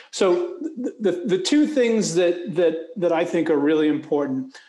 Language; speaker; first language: English; native; English